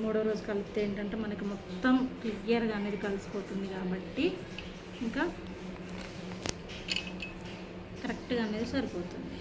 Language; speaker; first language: Telugu; native; Telugu